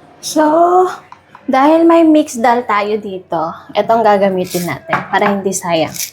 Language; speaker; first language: Filipino; non-native, local second language; Iloko